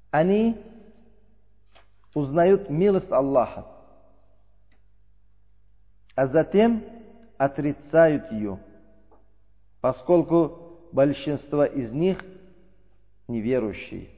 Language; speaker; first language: Russian; non-native, learner; Uzbek